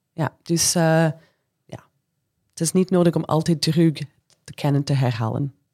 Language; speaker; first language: Dutch; non-native, fluent; English